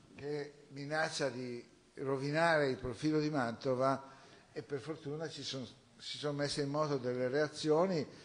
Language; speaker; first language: Italian; native; Italian